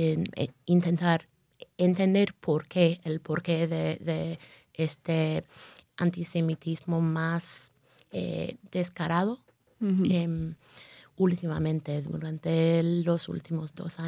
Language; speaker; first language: Spanish; non-native, fluent; English